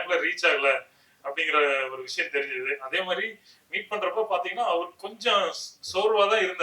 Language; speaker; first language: Tamil; native; Tamil